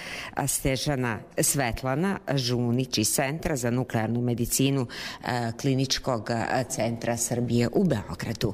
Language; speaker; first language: Serbian; native; Serbian